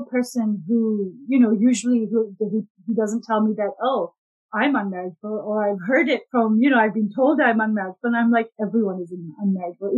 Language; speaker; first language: English; non-native, local second language; Urdu